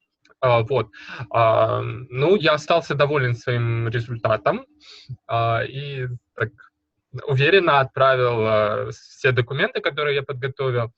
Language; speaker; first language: Russian; native; Russian